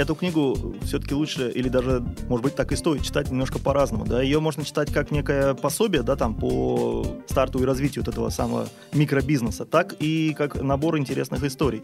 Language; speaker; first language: Russian; native; Russian